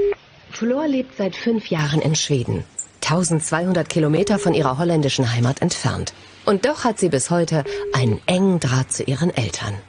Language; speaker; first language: German; native; German